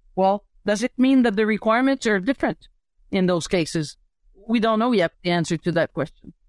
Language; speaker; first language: English; native; English